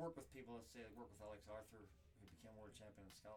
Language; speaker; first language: English; native; English